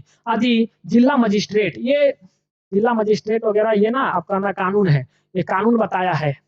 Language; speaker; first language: Hindi; native; Hindi